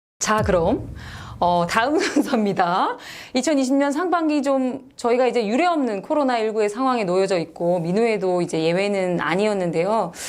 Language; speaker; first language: Korean; native; Korean